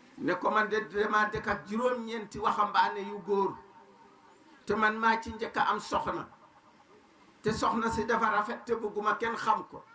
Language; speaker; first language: Wolof; non-native, local second language; Serer